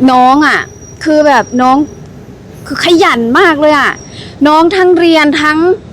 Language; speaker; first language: Thai; native; Thai